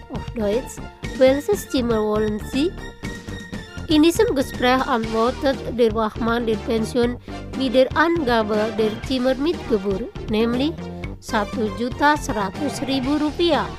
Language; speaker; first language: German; non-native, fluent; Indonesian